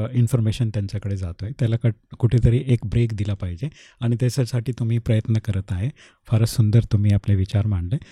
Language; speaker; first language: Marathi; non-native, local second language; Hindi